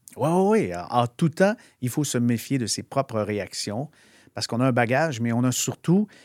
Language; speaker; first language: French; native; French